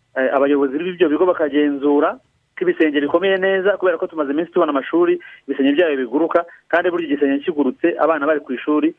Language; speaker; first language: Kinyarwanda; native; Kinyarwanda